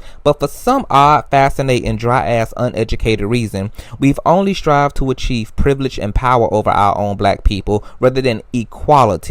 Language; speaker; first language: English; native; English